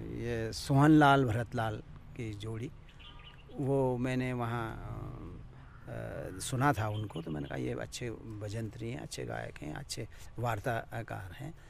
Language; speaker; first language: Hindi; non-native, local second language; Garhwali